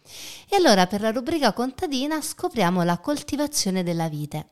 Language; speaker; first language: Italian; native; Italian